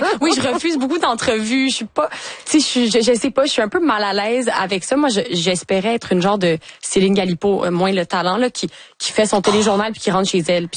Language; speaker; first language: French; native; French